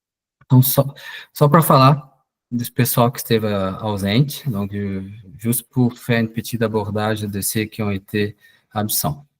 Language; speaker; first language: French; non-native, fluent; Portuguese